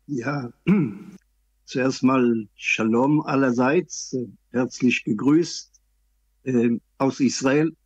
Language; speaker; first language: German; non-native, fluent; Hebrew